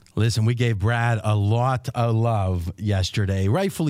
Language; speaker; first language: English; native; English